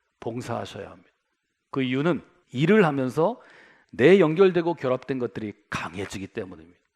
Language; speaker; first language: Korean; native; Korean